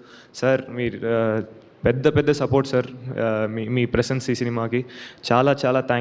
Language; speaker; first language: Telugu; non-native, learner; Tamil